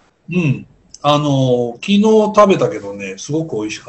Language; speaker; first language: Japanese; native; Japanese